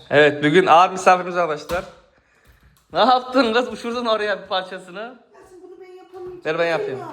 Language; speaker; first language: Turkish; native; Turkish